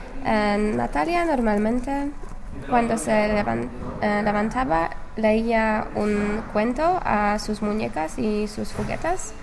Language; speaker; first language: Spanish; non-native, fluent; English